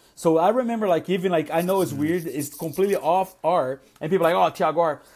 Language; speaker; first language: English; non-native, fluent; Portuguese